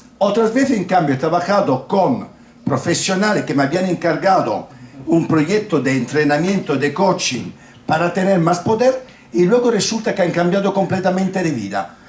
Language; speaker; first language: Spanish; non-native, fluent; Italian